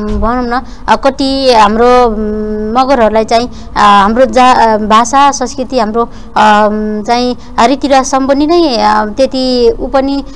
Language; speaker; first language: Nepali; non-native, local second language; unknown